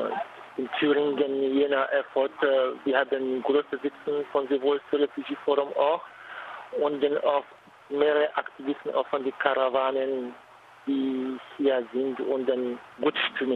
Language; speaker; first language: German; non-native, fluent; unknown